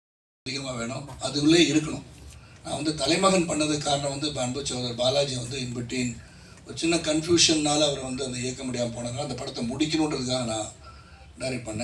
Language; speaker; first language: Tamil; native; Tamil